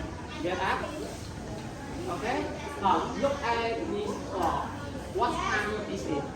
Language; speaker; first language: English; non-native, learner; Khmer